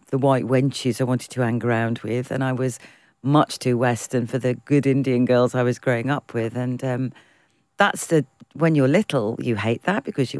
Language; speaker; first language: English; native; English